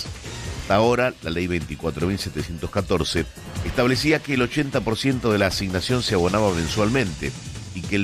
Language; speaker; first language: Spanish; native; Spanish